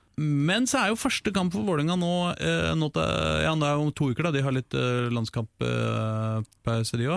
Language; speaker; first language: Norwegian; native; Norwegian